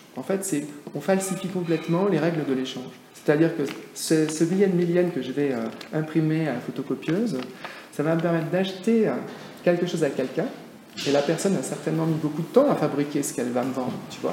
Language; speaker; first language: French; native; French